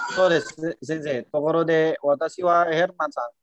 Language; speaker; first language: Japanese; non-native, learner; Indonesian